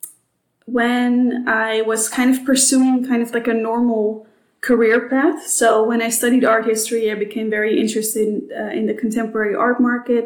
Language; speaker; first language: English; non-native, fluent; Dutch